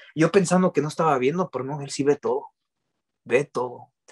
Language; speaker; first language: Spanish; early bilingual, heritage; Spanish